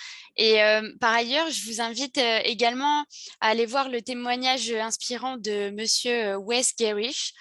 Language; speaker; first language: French; native; French